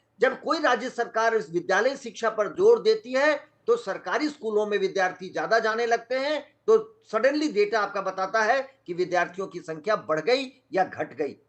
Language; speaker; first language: Hindi; non-native, local second language; Magahi